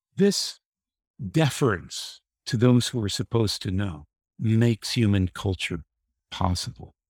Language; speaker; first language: English; native; English